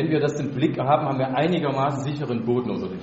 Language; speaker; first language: German; native; German